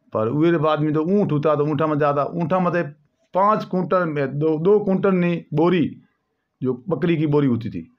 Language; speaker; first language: Hindi; native; Hindi